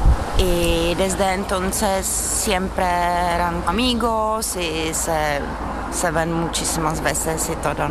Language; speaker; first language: Spanish; non-native, fluent; Czech